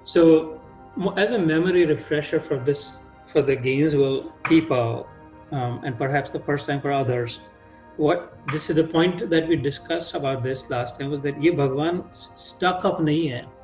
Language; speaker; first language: English; non-native, local second language; Hindi